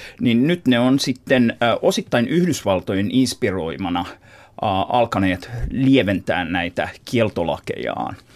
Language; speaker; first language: Finnish; native; Finnish